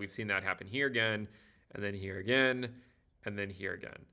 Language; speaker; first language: English; native; English